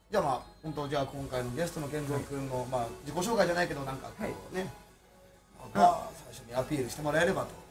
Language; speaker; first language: Japanese; native; Japanese